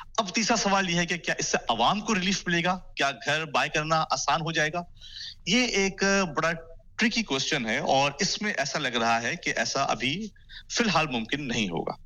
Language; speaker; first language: Urdu; native; Urdu